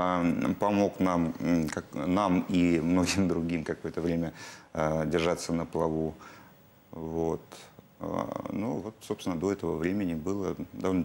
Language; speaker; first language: Russian; native; Russian